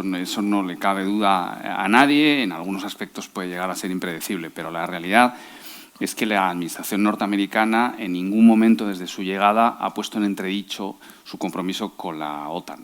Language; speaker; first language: Spanish; native; Spanish